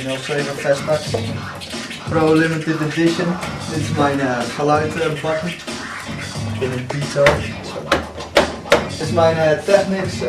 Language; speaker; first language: Dutch; early bilingual, other home language; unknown